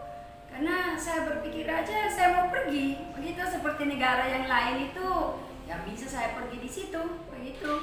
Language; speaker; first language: Indonesian; non-native, fluent; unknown